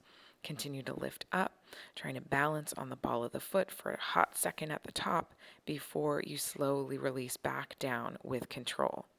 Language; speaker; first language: English; native; English